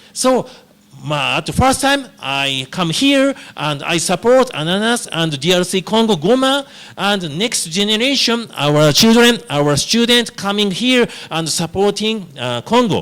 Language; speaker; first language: English; non-native, learner; Japanese